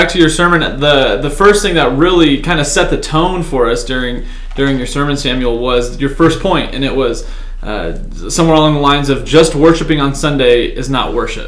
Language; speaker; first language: English; native; English